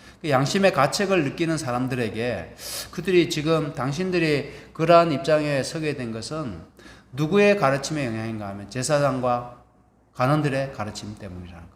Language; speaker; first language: Korean; native; Korean